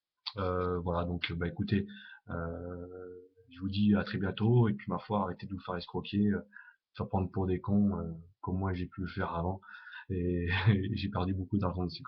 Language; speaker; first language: French; native; French